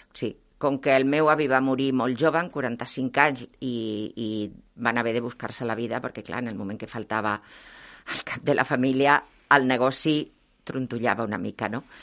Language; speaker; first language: Catalan; non-native, local second language; Spanish